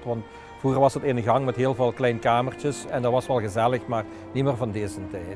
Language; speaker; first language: Dutch; native; Dutch